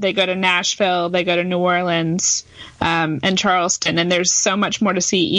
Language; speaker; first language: English; native; English